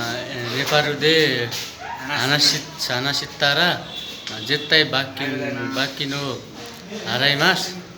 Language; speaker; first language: Japanese; non-native, learner; Nepali